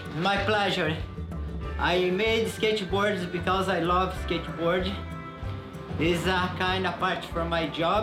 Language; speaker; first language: English; non-native, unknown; Portuguese